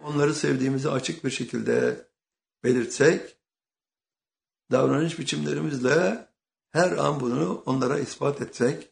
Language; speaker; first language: Turkish; native; Turkish